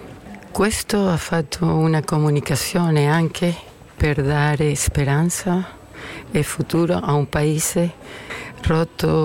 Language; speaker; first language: Italian; non-native, learner; Spanish